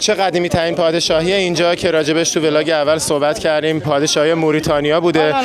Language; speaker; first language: Persian; native; Persian